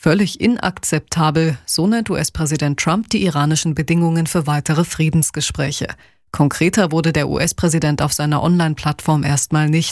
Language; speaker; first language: German; native; German